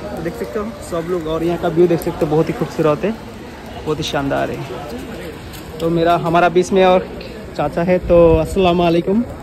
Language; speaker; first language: Hindi; non-native, local second language; Assamese